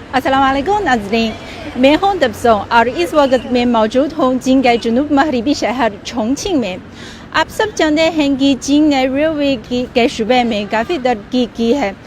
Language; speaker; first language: Urdu; non-native, fluent; Chinese